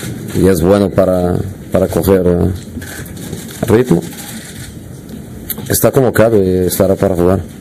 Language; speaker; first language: Spanish; non-native, fluent; Portuguese